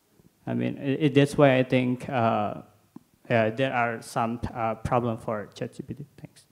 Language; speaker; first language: English; non-native, learner; Indonesian